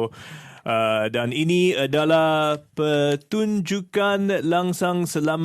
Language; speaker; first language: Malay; non-native, learner; English